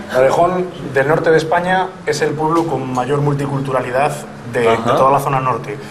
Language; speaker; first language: Spanish; native; Spanish